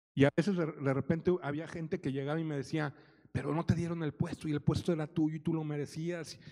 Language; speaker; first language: Spanish; native; Spanish